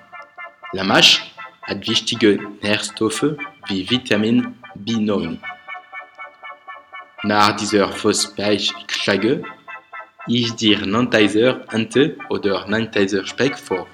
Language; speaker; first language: German; non-native, learner; French